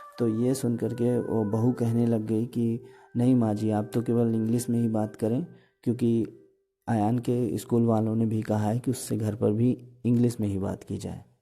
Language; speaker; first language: Hindi; native; Hindi